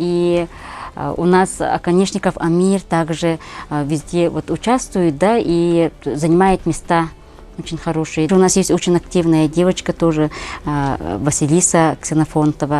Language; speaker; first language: Russian; non-native, local second language; Yakut